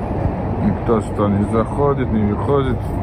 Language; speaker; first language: Russian; non-native, fluent; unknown